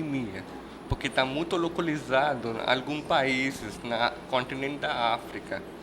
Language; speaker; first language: Portuguese; non-native, learner; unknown